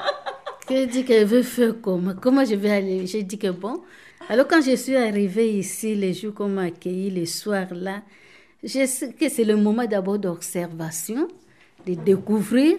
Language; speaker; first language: French; non-native, fluent; Tamil